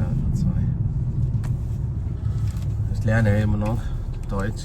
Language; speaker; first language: German; non-native, learner; Hindi